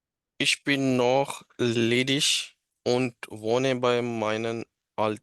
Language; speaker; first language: German; non-native, learner; Urdu